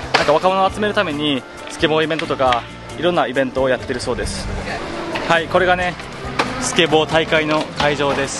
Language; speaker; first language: Japanese; native; Japanese